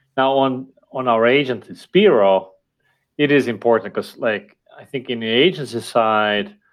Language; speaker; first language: English; non-native, fluent; Estonian